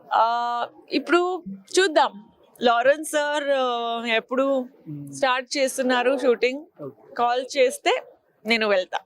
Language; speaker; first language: Telugu; non-native, local second language; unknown